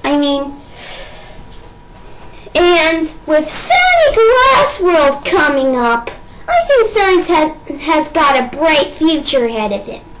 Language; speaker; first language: English; native; English